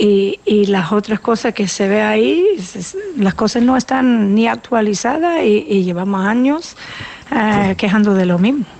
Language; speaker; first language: Spanish; non-native, fluent; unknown